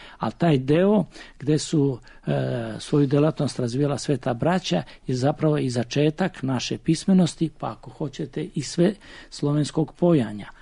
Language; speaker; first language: Serbian; native; Serbian